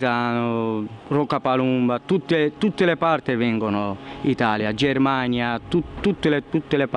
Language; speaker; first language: Italian; non-native, learner; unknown